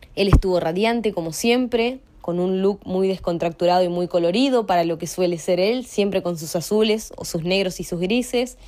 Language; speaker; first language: Spanish; native; Spanish